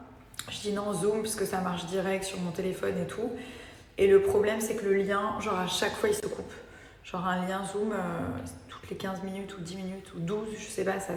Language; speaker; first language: French; native; French